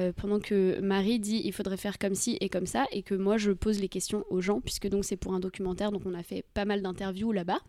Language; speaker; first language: French; native; French